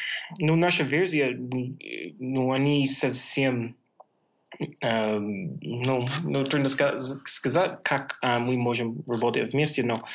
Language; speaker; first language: Russian; non-native, fluent; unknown